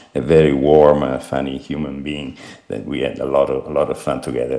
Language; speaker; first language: English; non-native, fluent; Italian